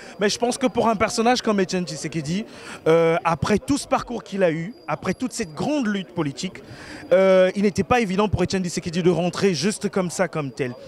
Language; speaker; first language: French; non-native, local second language; Lingala